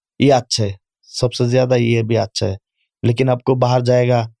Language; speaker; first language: Urdu; non-native, learner; Bangla